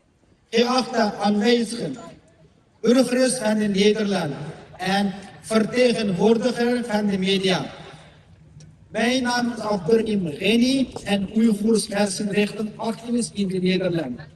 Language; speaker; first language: Dutch; non-native, learner; Uyghur